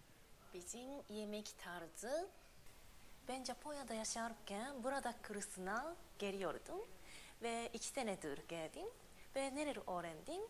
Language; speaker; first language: Turkish; non-native, learner; Japanese